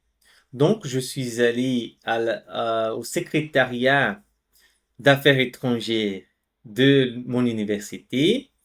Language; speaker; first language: French; non-native, fluent; Portuguese